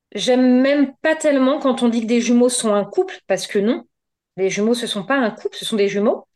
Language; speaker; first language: French; native; French